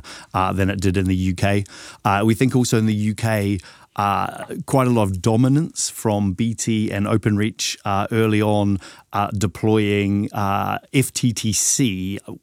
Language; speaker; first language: English; native; English